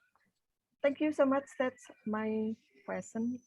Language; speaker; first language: English; non-native, fluent; Indonesian